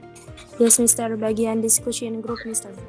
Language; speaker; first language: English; non-native, learner; Indonesian